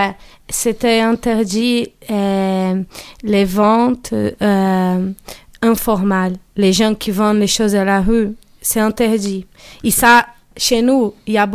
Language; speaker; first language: French; non-native, learner; Portuguese